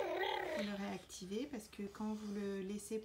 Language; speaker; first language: French; native; French